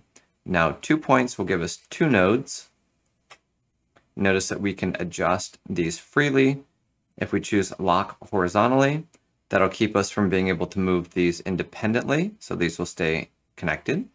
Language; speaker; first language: English; native; English